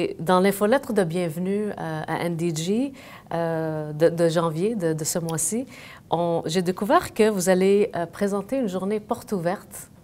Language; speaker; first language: French; native; French